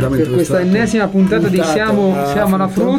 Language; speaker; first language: Italian; native; Italian